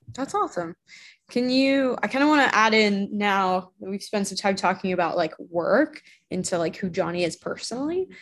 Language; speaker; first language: English; native; English